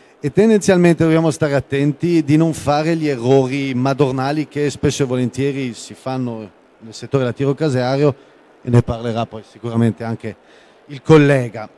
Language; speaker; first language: Italian; non-native, local second language; German